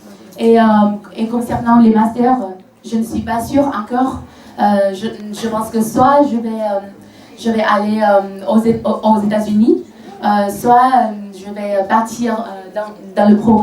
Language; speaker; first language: French; non-native, fluent; Vietnamese